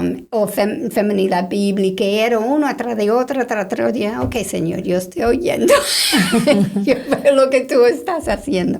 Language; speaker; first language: Spanish; non-native, fluent; English